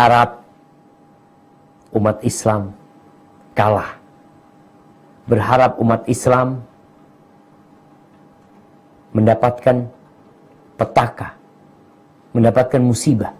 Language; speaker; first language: Indonesian; native; Indonesian